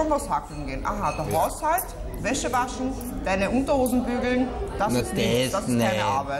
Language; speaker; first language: German; native; German